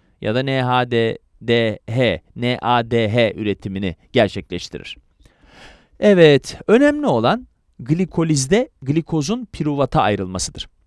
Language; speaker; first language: Turkish; native; Turkish